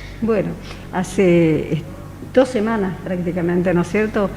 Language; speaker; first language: Spanish; native; Spanish